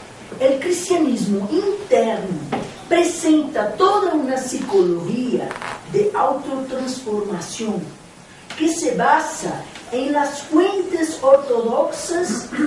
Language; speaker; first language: Spanish; non-native, fluent; Portuguese